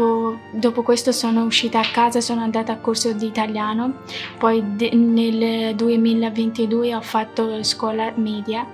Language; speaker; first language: Italian; non-native, learner; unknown